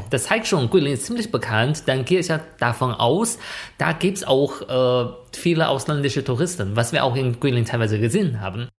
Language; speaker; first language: German; non-native, fluent; Chinese